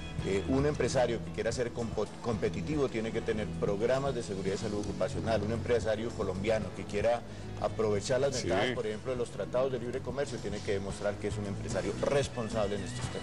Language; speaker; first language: Spanish; native; Spanish